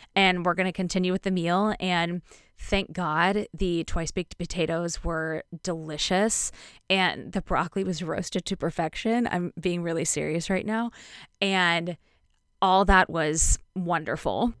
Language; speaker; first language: English; native; English